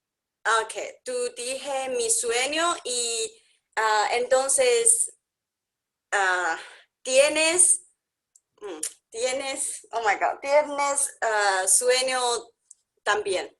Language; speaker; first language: Spanish; non-native, learner; English